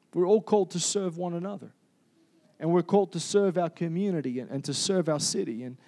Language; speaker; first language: English; native; English